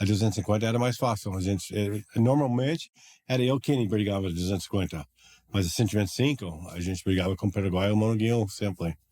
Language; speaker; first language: Portuguese; non-native, learner; English